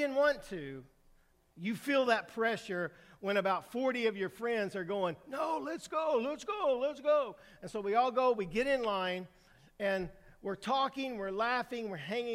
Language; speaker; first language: English; native; English